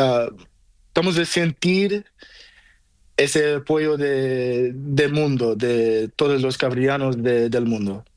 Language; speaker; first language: Spanish; non-native, learner; Portuguese